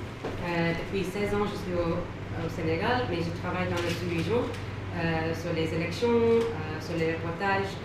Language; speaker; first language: French; non-native, fluent; English